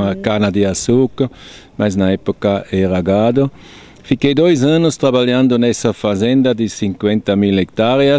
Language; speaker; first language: Portuguese; non-native, fluent; German